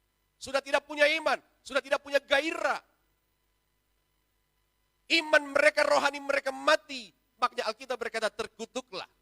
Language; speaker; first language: Indonesian; native; Indonesian